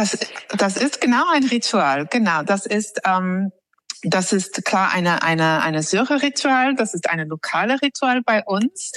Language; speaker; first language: German; non-native, fluent; English